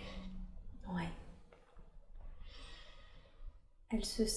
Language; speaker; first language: French; native; French